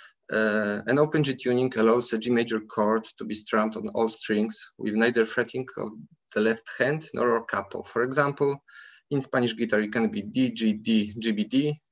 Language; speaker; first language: English; non-native, fluent; Polish